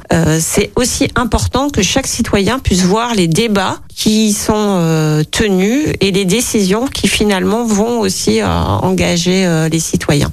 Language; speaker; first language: French; native; French